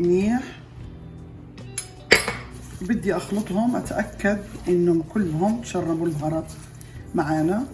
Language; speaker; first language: Arabic; native; Arabic